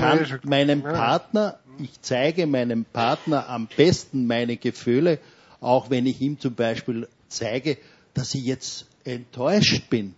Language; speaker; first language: German; native; German